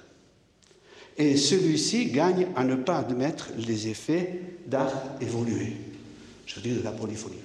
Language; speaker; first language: French; native; French